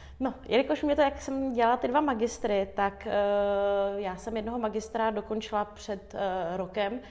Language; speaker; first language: Czech; early bilingual, other home language; Armenian